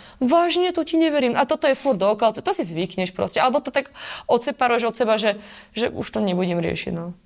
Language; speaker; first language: Slovak; native; Slovak